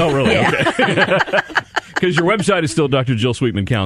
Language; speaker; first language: English; native; English